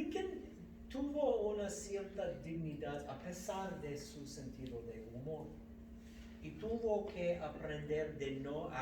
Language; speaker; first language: Spanish; non-native, fluent; English